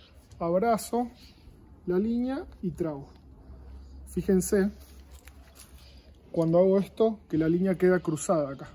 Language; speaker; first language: Spanish; native; Spanish